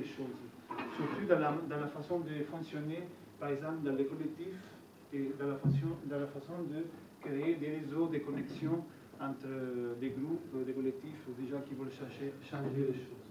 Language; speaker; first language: French; non-native, fluent; Italian